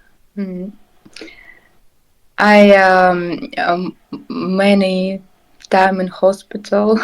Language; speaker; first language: English; non-native, learner; Russian